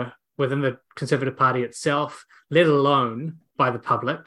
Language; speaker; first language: English; native; English